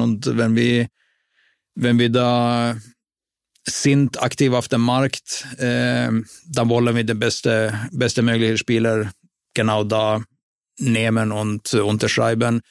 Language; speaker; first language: German; non-native, fluent; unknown